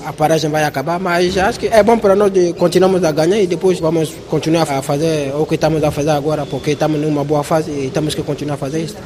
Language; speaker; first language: Portuguese; non-native, fluent; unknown